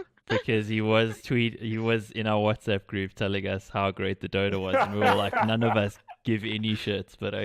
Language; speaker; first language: English; native; English